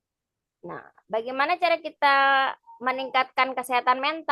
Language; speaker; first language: Indonesian; native; Indonesian